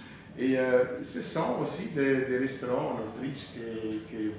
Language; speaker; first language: French; non-native, fluent; German